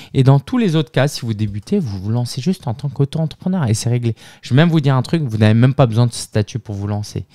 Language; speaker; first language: French; native; French